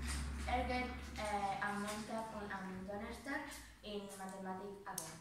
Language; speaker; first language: German; non-native, learner; Catalan